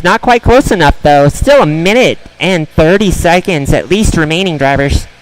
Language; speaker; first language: English; native; English